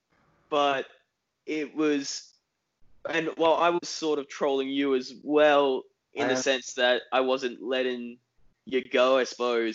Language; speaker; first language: English; native; English